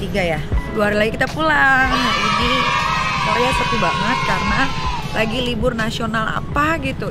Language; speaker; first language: Indonesian; native; Indonesian